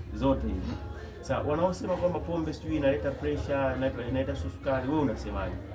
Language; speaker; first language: Swahili; native; Swahili